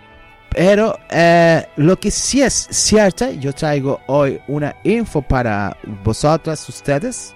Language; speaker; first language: Spanish; non-native, learner; English